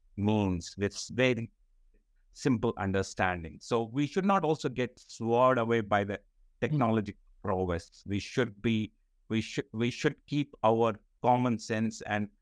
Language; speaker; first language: English; non-native, local second language; Kashmiri